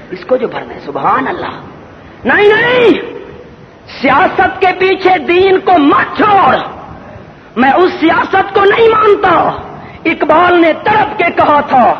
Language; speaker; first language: Urdu; non-native, local second language; Punjabi